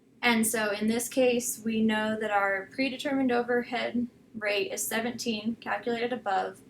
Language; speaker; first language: English; native; English